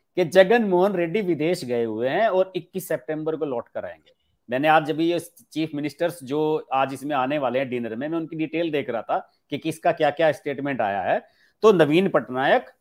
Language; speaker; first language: Hindi; native; Hindi